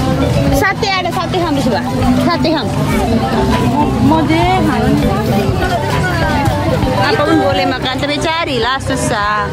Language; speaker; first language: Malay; non-native, learner; Nepali